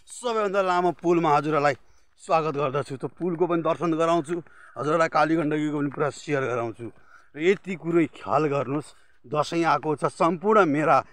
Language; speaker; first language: Nepali; native; Nepali